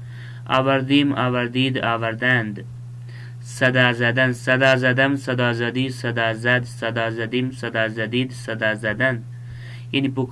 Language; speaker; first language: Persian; non-native, fluent; Urdu